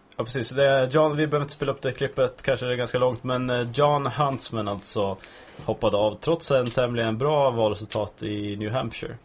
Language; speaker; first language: Swedish; native; Swedish